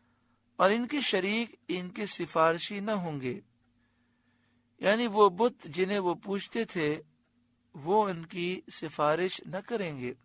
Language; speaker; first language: Urdu; native; Urdu